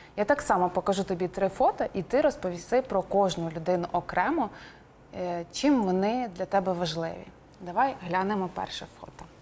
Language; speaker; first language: Ukrainian; native; Ukrainian